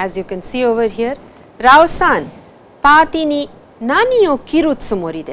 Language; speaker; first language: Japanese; non-native, fluent; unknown